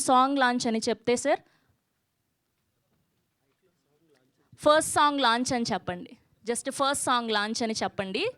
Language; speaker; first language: Telugu; native; Telugu